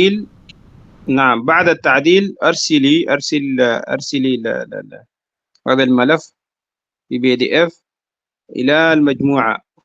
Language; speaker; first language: Arabic; non-native, fluent; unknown